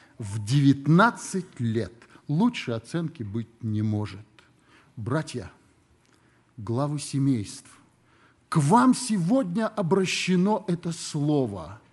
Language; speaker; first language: Russian; native; Russian